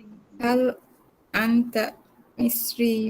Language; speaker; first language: Arabic; non-native, learner; Divehi